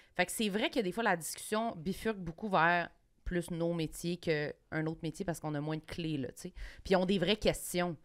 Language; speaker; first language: French; native; French